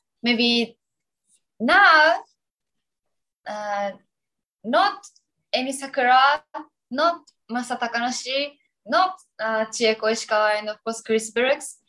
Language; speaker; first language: English; non-native, learner; Japanese